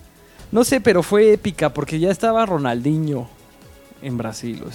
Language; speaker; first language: Spanish; native; Spanish